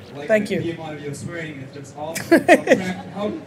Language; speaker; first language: English; non-native, fluent; Ukrainian